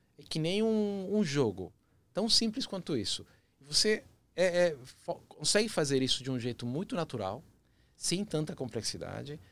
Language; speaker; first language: Portuguese; early bilingual, other home language; Spanish